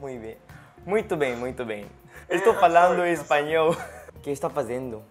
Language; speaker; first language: Portuguese; non-native, learner; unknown